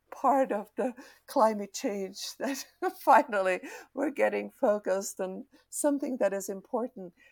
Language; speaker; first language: English; non-native, fluent; Czech